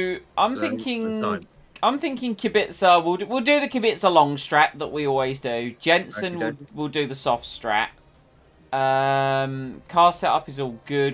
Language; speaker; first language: English; native; English